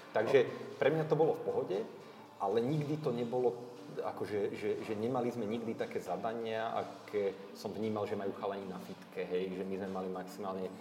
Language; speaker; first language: Slovak; native; Slovak